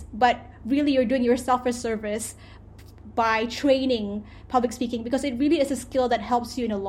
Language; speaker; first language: English; non-native, local second language; Malay